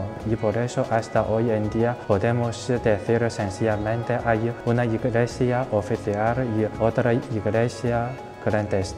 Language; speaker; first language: Spanish; non-native, local second language; Chinese